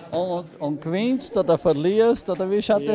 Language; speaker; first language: German; native; German